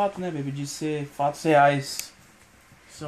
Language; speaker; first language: Portuguese; native; Portuguese